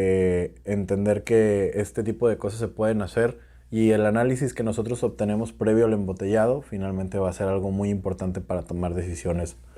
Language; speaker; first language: Spanish; native; Spanish